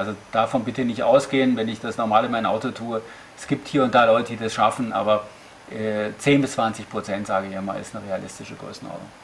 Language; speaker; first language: German; native; German